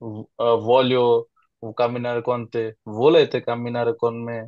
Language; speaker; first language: Italian; non-native, fluent; Bangla